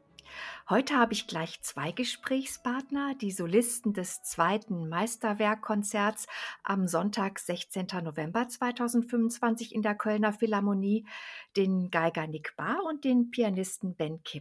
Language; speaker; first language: German; native; German